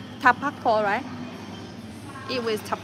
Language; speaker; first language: English; non-native, learner; Chinese